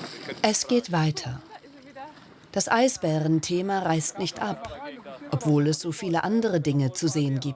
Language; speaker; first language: German; native; German